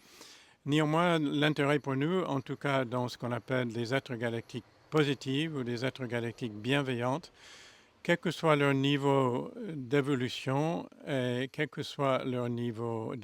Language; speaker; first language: French; non-native, fluent; English